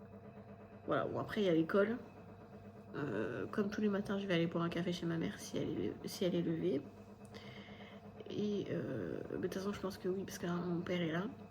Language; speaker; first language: French; native; French